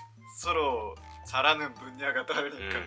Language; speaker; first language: Korean; non-native, fluent; Japanese